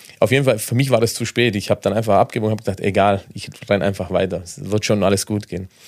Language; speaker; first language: German; native; German